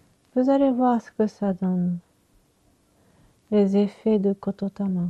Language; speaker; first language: French; non-native, fluent; Japanese